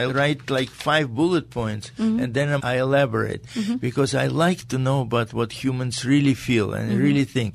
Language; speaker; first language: English; non-native, fluent; Latvian